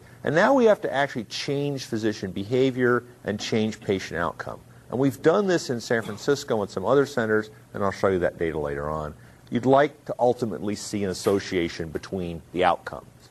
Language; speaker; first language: English; native; English